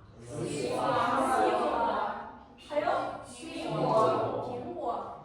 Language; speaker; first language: Chinese; non-native, fluent; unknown